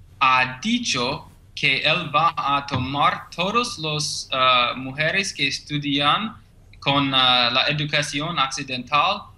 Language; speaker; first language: Spanish; non-native, learner; English